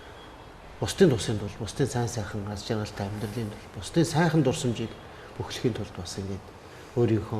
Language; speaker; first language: Mongolian; native; Mongolian